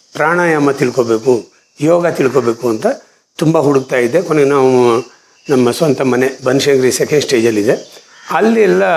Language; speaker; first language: Kannada; non-native, local second language; Konkani